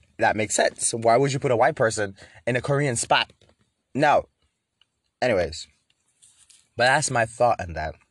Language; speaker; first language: English; native; English